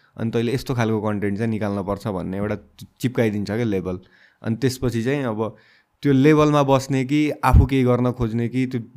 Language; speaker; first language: Nepali; non-native, local second language; Bhojpuri